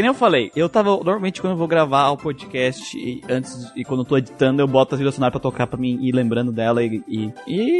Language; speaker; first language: Portuguese; native; Portuguese